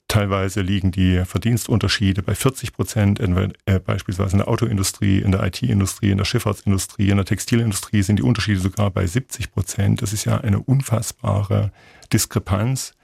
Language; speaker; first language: German; native; German